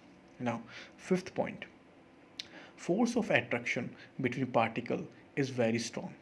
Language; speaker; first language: English; non-native, local second language; Hindi